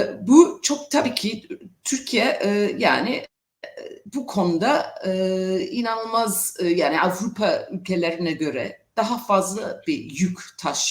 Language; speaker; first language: Turkish; non-native, fluent; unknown